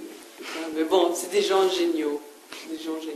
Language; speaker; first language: French; non-native, fluent; English